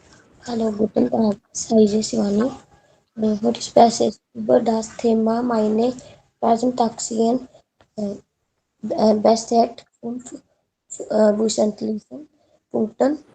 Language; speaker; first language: German; non-native, learner; Hindi